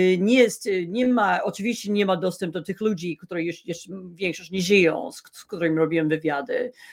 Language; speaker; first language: Polish; non-native, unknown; English